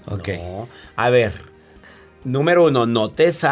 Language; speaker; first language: Spanish; native; Spanish